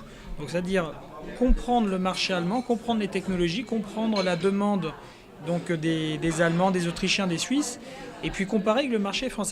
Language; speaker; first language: French; native; French